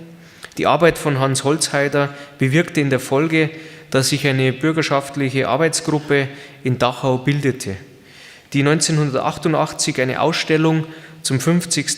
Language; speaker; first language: German; native; German